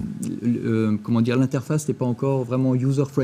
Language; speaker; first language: French; native; French